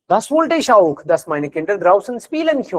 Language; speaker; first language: German; non-native, fluent; Hindi